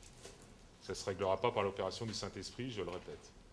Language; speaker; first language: French; native; French